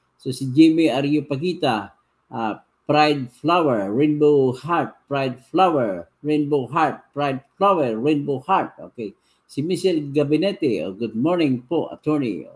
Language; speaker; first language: Filipino; non-native, local second language; Cebuano